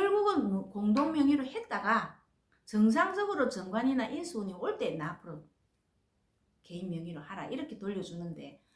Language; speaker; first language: Korean; native; Korean